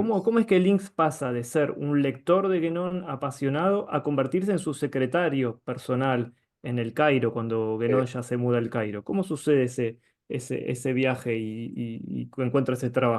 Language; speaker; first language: Spanish; native; Spanish